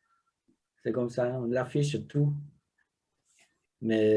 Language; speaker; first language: French; non-native, learner; Vietnamese